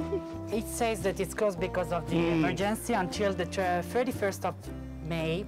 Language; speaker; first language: English; non-native, fluent; Italian